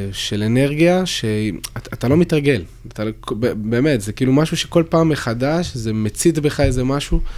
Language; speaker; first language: Hebrew; early bilingual, other home language; French